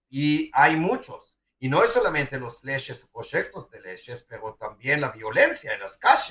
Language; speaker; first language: Spanish; non-native, fluent; Hebrew